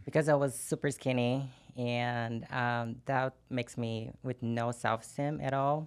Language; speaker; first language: English; non-native, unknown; Portuguese